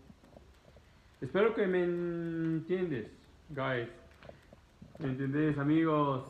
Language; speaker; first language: Spanish; non-native, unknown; Arabic